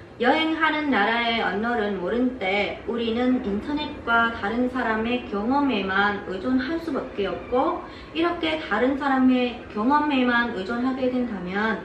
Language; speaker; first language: Korean; non-native, fluent; Vietnamese